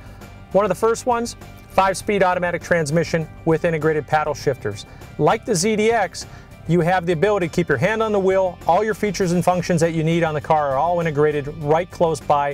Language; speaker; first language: English; native; English